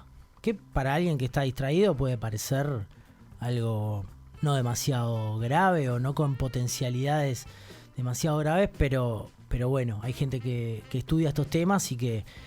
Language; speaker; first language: Spanish; native; Spanish